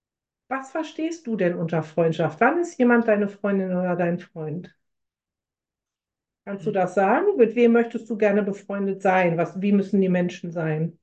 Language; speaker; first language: German; native; German